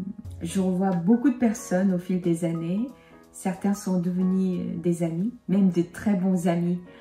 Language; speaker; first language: French; non-native, fluent; Korean